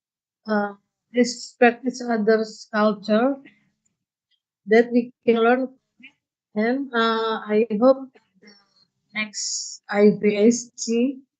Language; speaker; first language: English; non-native, learner; Indonesian